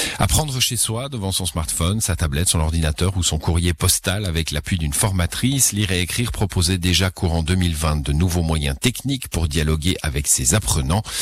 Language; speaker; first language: French; native; French